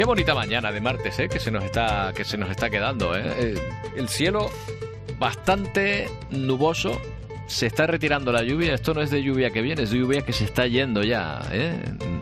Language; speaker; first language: Spanish; native; Spanish